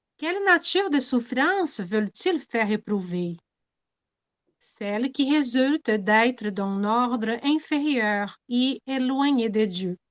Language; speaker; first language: French; non-native, fluent; Portuguese